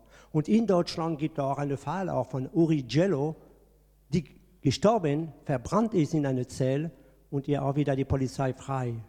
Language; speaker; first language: German; non-native, fluent; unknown